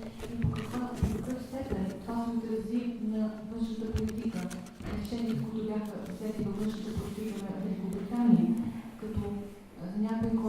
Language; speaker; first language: Bulgarian; native; Bulgarian